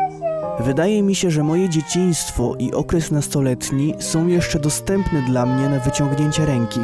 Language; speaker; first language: Polish; native; Polish